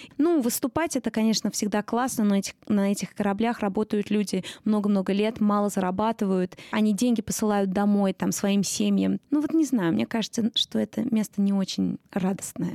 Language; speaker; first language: Russian; early bilingual, heritage; Russian